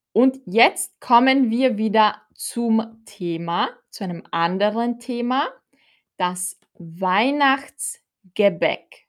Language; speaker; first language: German; non-native, fluent; Filipino